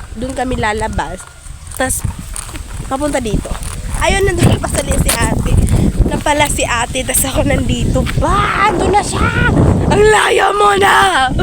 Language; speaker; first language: Filipino; non-native, local second language; Cebuano